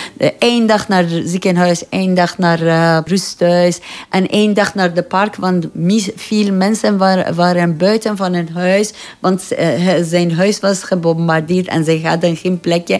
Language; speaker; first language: Dutch; non-native, fluent; Persian